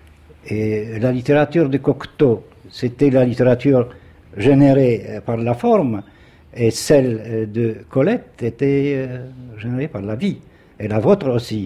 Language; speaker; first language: French; non-native, fluent; Polish